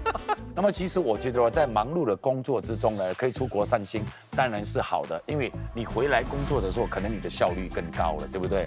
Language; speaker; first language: Chinese; native; Chinese